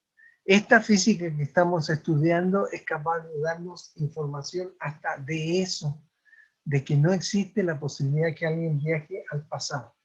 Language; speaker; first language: Spanish; native; Spanish